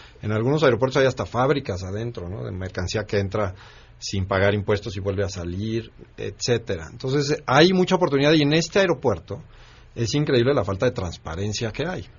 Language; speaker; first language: Spanish; native; Spanish